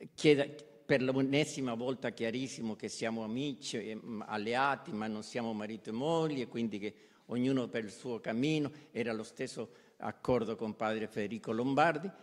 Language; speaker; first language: Italian; non-native, fluent; Spanish